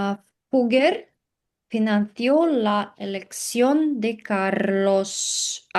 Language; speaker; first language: Spanish; non-native, learner; Russian